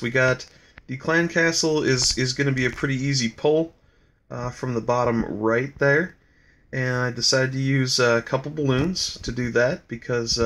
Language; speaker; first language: English; native; English